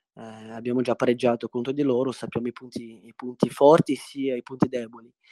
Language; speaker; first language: Italian; non-native, fluent; Portuguese